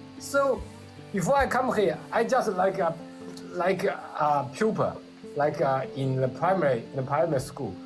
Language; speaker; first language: English; non-native, learner; Vietnamese